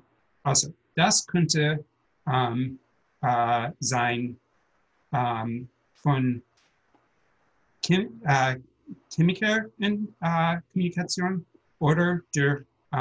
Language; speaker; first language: German; non-native, learner; English